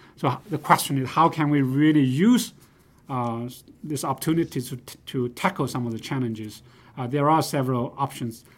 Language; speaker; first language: English; non-native, fluent; Chinese